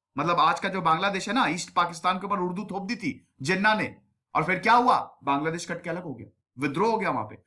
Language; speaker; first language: Hindi; native; Hindi